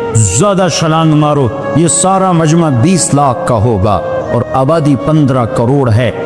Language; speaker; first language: Urdu; non-native, local second language; Punjabi